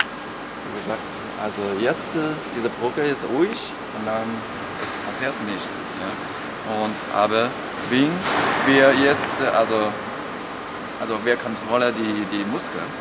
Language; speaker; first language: German; non-native, learner; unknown